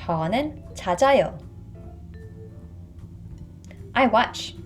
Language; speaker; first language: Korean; non-native, fluent; English